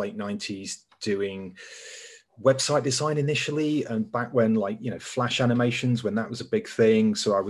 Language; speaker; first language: English; native; English